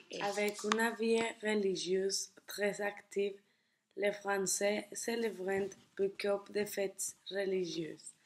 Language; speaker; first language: French; non-native, learner; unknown